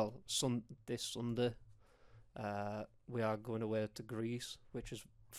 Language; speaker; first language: English; native; English